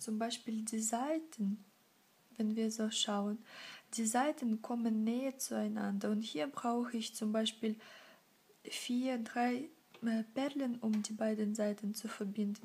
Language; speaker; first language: German; non-native, fluent; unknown